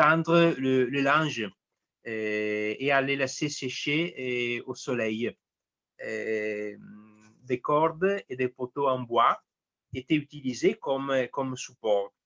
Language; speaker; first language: French; non-native, fluent; Italian